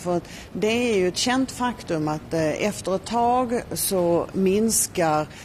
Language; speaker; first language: Swedish; native; Swedish